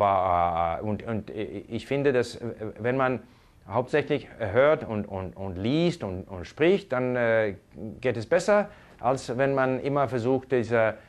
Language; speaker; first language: German; non-native, fluent; English